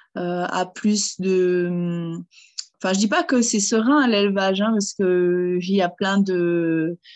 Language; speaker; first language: French; early bilingual, other home language; German